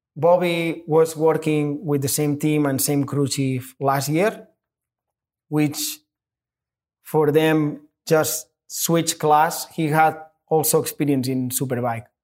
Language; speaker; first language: English; non-native, fluent; Spanish